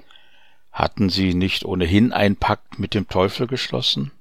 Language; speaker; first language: German; native; German